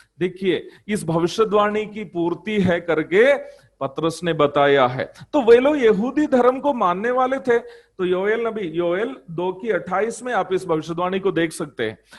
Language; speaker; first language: Hindi; non-native, local second language; Malayalam